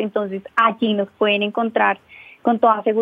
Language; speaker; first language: Spanish; native; Spanish